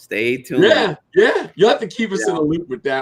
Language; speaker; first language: English; native; English